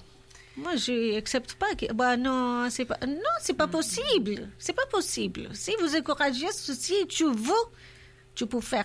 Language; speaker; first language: French; non-native, learner; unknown